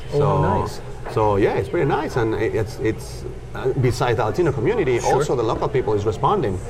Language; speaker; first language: English; non-native, fluent; Spanish